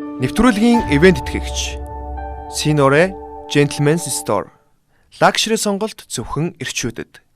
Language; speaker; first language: Mongolian; native; Mongolian